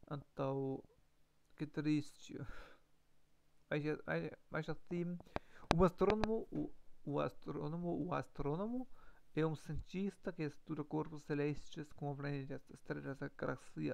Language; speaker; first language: Portuguese; non-native, learner; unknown